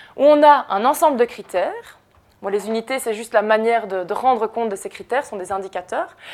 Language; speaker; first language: French; native; French